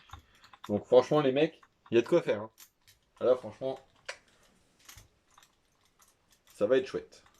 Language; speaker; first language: French; native; French